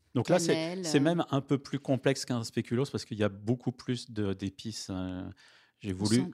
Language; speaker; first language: French; native; French